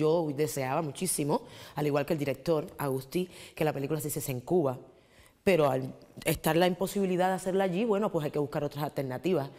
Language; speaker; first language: Spanish; native; Spanish